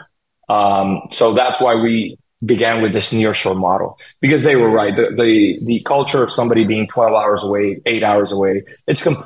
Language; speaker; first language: English; non-native, fluent; Spanish